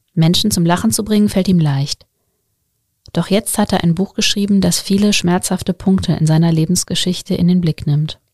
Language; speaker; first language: German; native; German